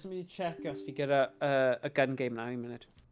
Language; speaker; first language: Welsh; native; Welsh